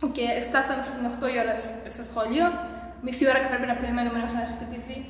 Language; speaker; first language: Greek; early bilingual, other home language; Persian